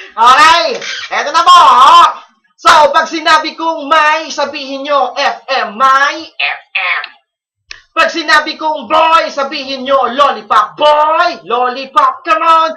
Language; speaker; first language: Filipino; non-native, local second language; Iloko